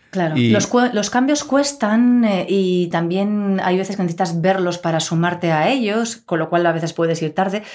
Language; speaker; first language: Spanish; native; Spanish